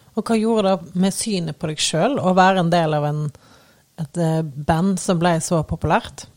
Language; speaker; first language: Norwegian; native; Norwegian